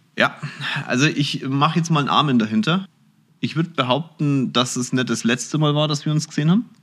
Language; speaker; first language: German; early bilingual, other home language; Turkish